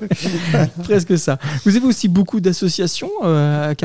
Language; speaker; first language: French; native; French